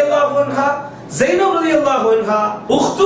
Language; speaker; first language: Arabic; non-native, fluent; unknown